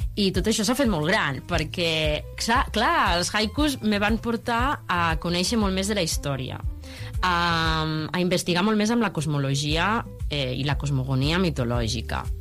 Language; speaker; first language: Catalan; native; Catalan